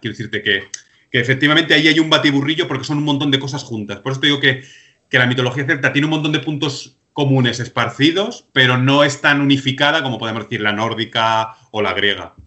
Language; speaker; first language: Spanish; native; Spanish